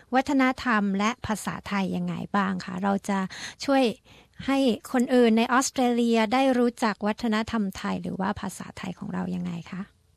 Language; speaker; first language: Thai; native; Thai